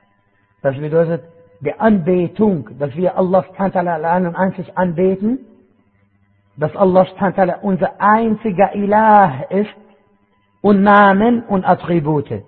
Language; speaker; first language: German; non-native, fluent; Arabic